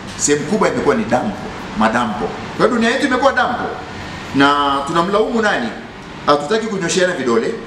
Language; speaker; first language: Swahili; native; Swahili